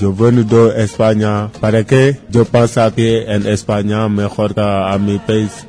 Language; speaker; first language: Spanish; non-native, learner; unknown